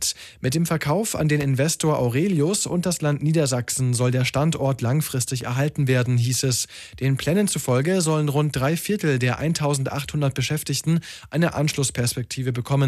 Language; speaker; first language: German; native; German